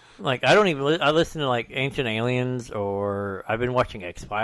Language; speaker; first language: English; native; English